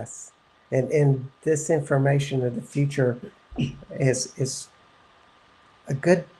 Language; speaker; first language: English; native; English